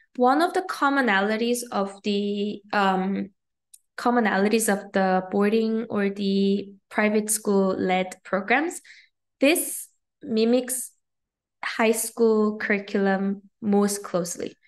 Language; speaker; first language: English; native; English